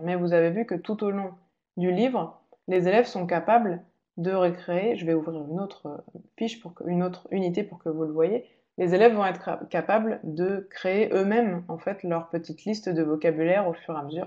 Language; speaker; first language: French; native; French